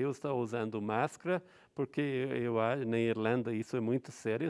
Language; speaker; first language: Portuguese; non-native, fluent; English